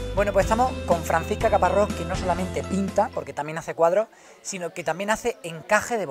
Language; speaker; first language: Spanish; native; Spanish